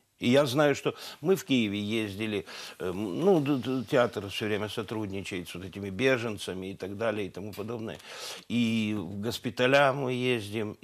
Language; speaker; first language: Russian; native; Russian